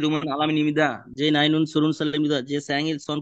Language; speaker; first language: Korean; non-native, learner; Bangla